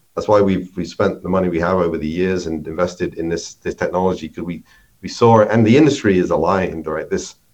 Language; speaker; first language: English; native; English